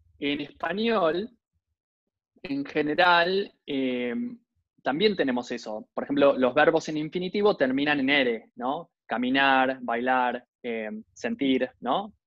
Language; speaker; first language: Spanish; native; Spanish